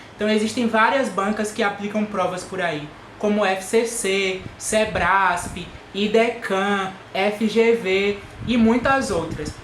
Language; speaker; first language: Portuguese; native; Portuguese